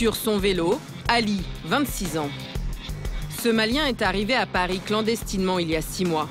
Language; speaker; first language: French; native; French